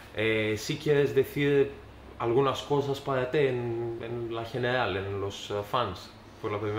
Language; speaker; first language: Spanish; non-native, learner; Greek